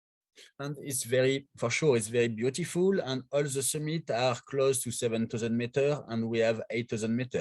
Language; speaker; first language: English; non-native, learner; French